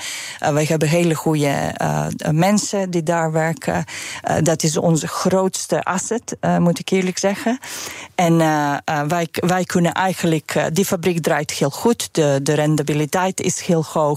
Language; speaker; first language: Dutch; non-native, fluent; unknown